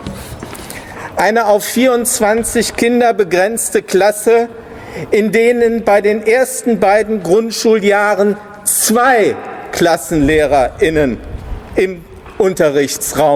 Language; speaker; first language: German; native; German